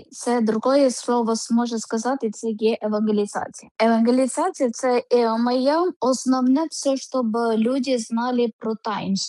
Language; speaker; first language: Ukrainian; non-native, learner; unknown